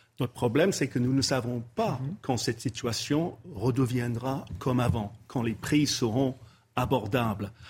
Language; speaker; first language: French; non-native, fluent; English